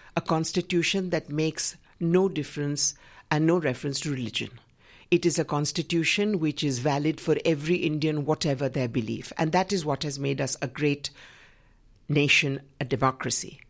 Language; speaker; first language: English; non-native, local second language; Gujarati